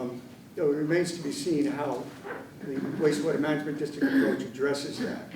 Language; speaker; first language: English; native; English